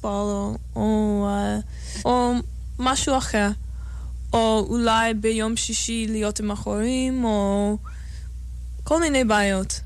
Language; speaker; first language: Hebrew; non-native, fluent; English